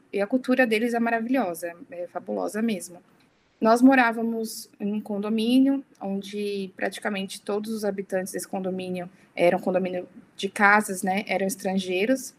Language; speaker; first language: Portuguese; early bilingual, heritage; Portuguese